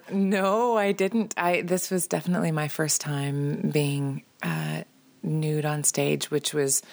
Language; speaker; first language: English; native; English